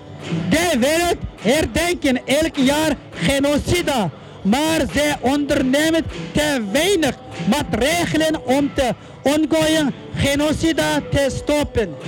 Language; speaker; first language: Dutch; non-native, learner; Uyghur